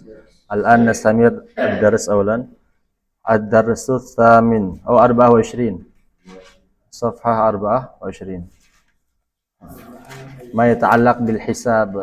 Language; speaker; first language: Arabic; non-native, fluent; Indonesian